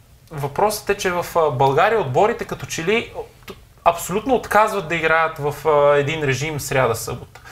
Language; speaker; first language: Bulgarian; native; Bulgarian